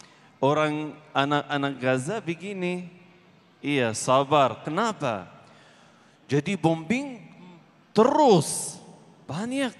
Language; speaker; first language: Indonesian; non-native, learner; Arabic